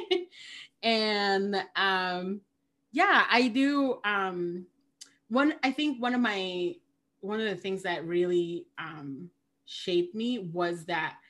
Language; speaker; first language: English; early bilingual, other home language; Spanish